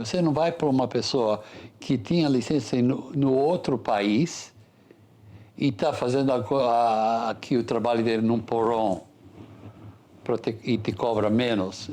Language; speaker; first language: Portuguese; non-native, fluent; English